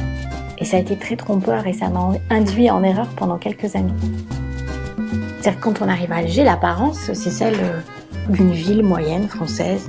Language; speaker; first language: French; native; French